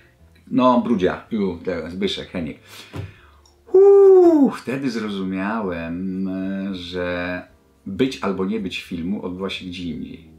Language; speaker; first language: Polish; native; Polish